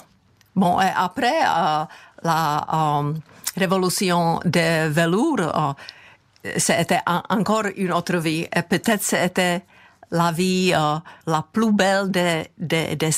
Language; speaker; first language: French; non-native, fluent; Czech